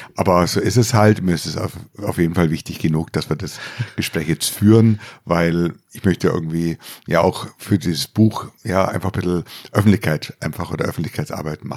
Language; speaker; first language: German; native; German